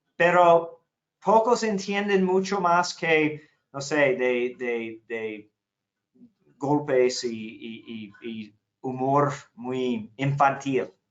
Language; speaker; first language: Spanish; non-native, fluent; English